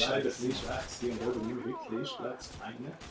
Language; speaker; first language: German; native; German